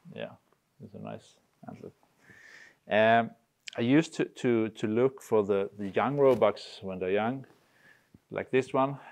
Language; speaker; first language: English; non-native, fluent; Swedish